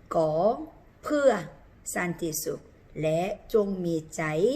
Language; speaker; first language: Thai; non-native, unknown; Korean